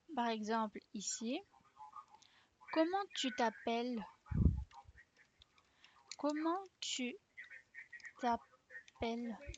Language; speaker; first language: French; non-native, fluent; Spanish